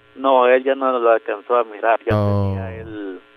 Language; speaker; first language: Spanish; native; Spanish